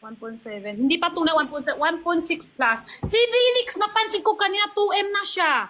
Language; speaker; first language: Filipino; non-native, learner; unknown